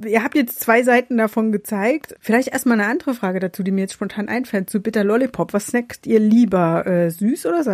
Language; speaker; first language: German; native; German